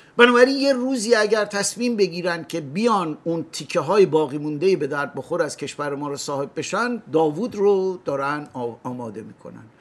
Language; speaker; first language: Persian; native; Persian